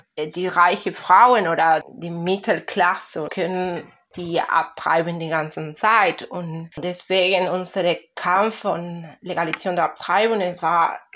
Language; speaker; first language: German; non-native, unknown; Spanish